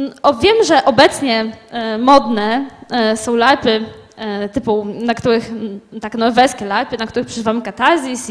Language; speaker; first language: Polish; native; Polish